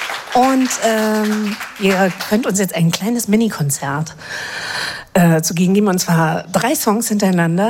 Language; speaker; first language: German; native; German